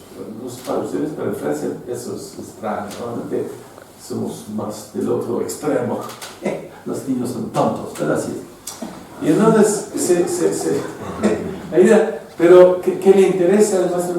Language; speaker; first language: Spanish; non-native, fluent; French